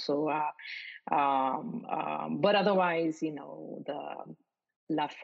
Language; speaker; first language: English; non-native, local second language; Marathi